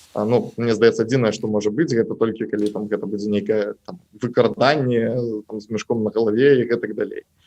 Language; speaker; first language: Belarusian; native; Belarusian